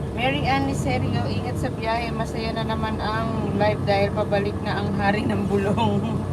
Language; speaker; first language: Filipino; native; Filipino